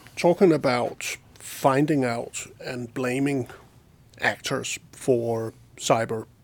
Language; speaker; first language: English; non-native, fluent; Danish